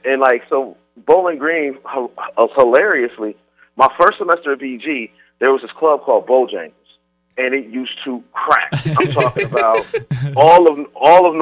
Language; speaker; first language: English; native; English